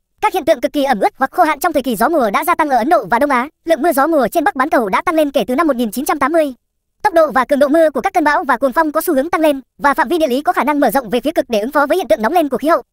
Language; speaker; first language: Vietnamese; native; Vietnamese